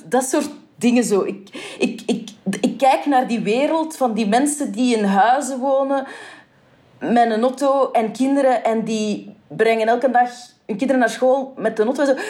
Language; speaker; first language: Dutch; native; Dutch